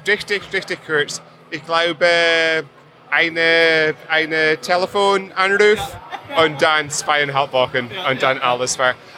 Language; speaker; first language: German; non-native, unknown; English